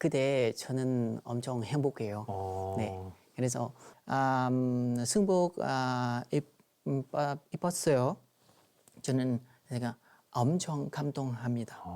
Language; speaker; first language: Korean; non-native, learner; Vietnamese